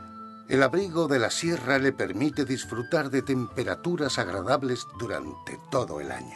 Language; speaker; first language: Spanish; native; Spanish